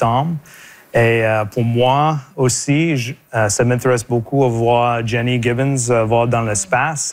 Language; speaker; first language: French; non-native, local second language; English